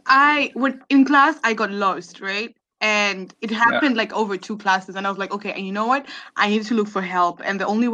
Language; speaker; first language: English; non-native, local second language; Shona